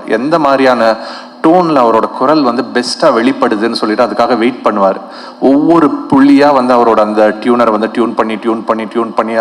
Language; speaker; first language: Tamil; native; Tamil